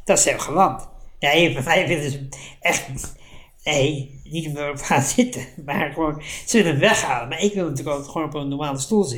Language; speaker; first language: Dutch; native; Dutch